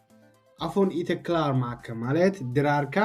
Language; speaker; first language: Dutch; non-native, learner; Tigrinya